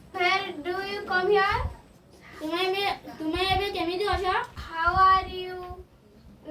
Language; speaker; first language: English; non-native, local second language; Odia